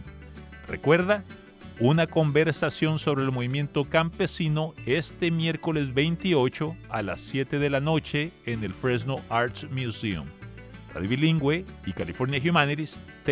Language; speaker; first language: Spanish; native; Spanish